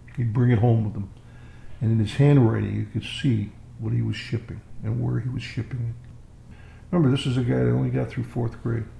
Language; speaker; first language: English; native; English